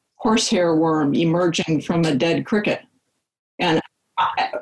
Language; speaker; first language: English; native; English